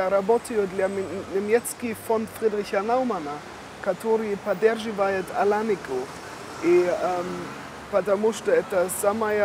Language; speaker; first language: Russian; non-native, learner; German